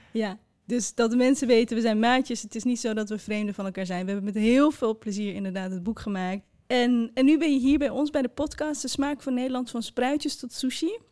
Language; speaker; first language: Dutch; early bilingual, other home language; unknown